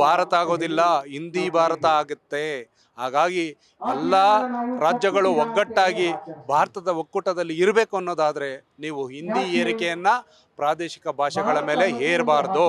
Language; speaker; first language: Kannada; native; Kannada